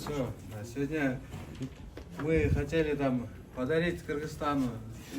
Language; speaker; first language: Russian; non-native, local second language; Kyrgyz